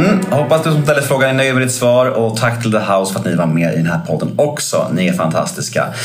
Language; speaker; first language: Swedish; native; Swedish